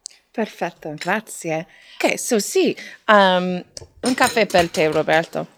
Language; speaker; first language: Italian; non-native, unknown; English